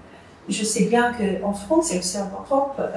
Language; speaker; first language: French; non-native, fluent; English